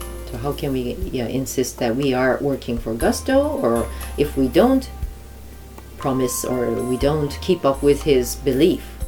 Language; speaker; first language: English; native; English